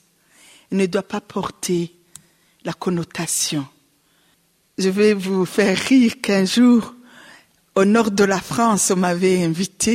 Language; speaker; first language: French; non-native, local second language; Rundi